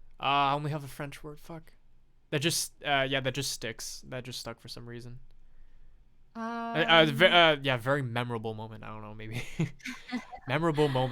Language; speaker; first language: English; non-native, fluent; French